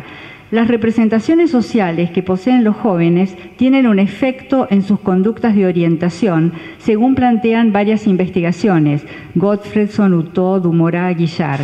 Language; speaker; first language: Spanish; native; Spanish